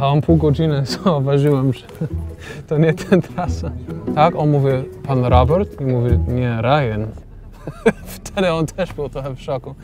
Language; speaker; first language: Polish; non-native, learner; English